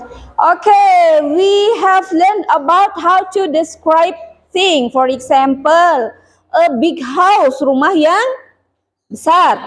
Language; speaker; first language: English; non-native, fluent; Indonesian